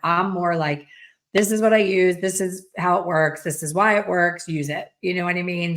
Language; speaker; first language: English; native; English